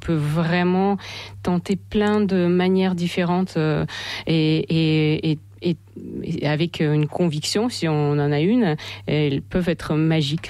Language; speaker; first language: French; non-native, fluent; Russian